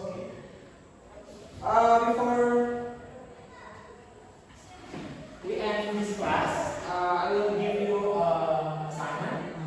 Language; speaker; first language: English; non-native, learner; Indonesian